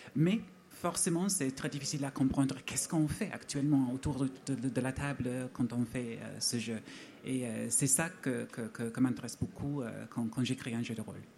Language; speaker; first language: French; non-native, fluent; English